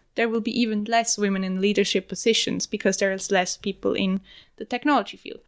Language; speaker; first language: English; non-native, fluent; German